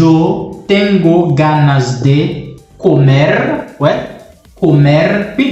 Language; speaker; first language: Spanish; non-native, learner; Haitian Creole